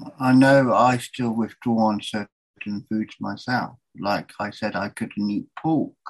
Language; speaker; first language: English; native; English